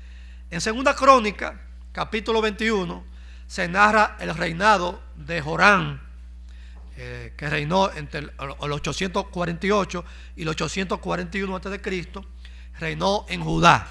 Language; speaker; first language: Spanish; native; Spanish